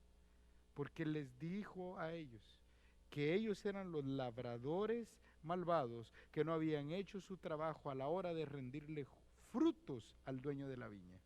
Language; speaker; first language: Spanish; native; Spanish